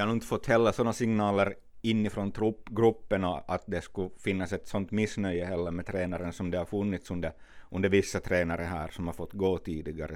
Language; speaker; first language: Swedish; native; Swedish